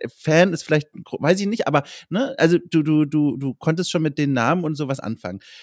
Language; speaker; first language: German; native; German